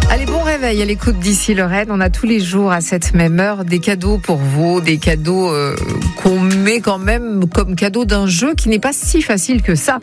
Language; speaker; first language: French; native; French